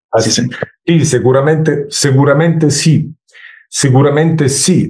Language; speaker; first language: Spanish; non-native, learner; Italian